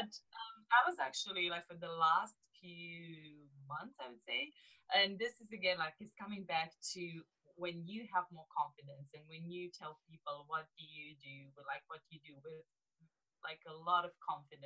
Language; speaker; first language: English; non-native, fluent; Romanian